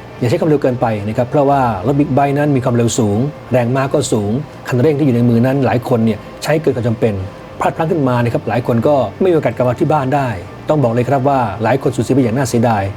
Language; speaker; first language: Thai; native; Thai